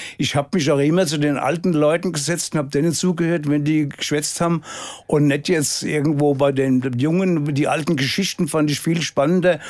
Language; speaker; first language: German; native; German